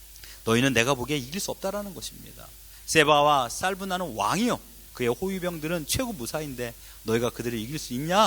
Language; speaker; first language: Korean; native; Korean